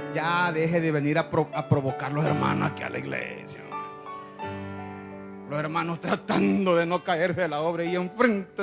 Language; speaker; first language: Spanish; native; Spanish